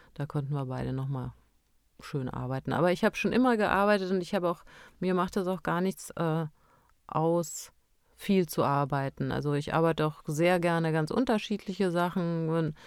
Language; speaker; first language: German; early bilingual, other home language; Romanian